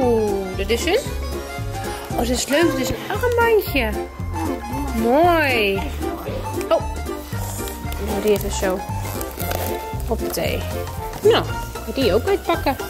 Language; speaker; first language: Dutch; native; Dutch